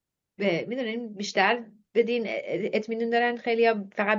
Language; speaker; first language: Persian; non-native, fluent; English